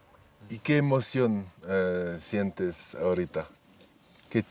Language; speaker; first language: Spanish; non-native, learner; French